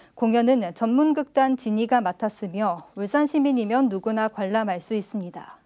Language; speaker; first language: Korean; native; Korean